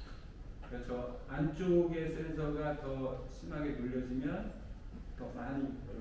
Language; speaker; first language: Korean; native; Korean